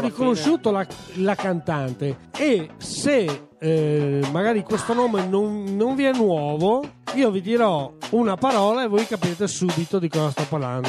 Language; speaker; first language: Italian; native; Italian